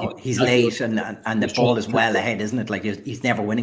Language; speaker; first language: English; native; English